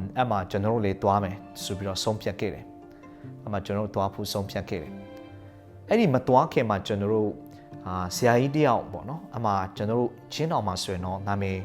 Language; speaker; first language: Burmese; non-native, local second language; Hakha Chin